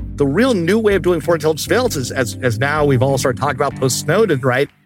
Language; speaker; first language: English; early bilingual, other home language; Hindi